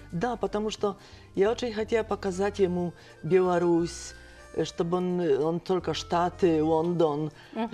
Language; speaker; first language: Russian; non-native, fluent; Polish